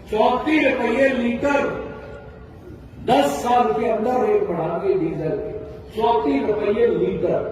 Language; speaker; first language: Hindi; native; Hindi